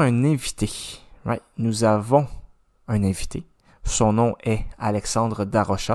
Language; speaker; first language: French; native; French